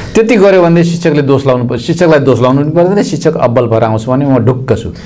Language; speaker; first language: Nepali; native; Nepali